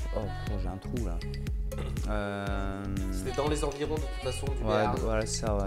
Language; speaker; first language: French; early bilingual, other home language; Latvian